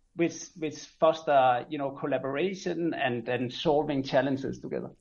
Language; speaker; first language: English; non-native, fluent; Danish